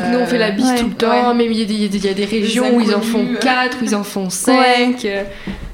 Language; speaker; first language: French; native; French